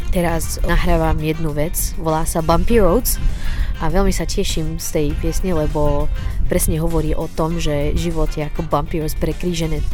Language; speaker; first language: Slovak; non-native, fluent; Arabic